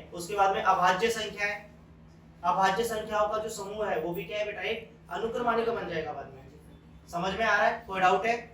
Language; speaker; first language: Hindi; native; Hindi